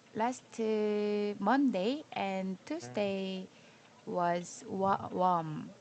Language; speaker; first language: English; non-native, learner; Korean